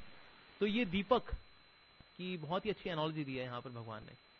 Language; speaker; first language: Hindi; native; Hindi